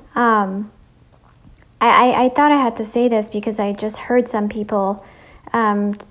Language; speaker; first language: English; early bilingual, other home language; Amharic